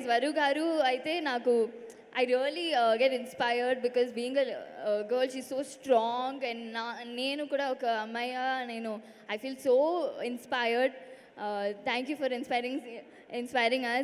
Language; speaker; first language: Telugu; non-native, learner; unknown